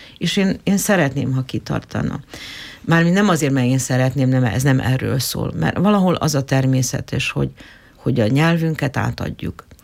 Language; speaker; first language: Hungarian; native; Hungarian